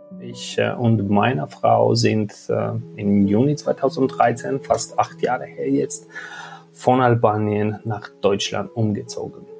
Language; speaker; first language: German; non-native, fluent; Albanian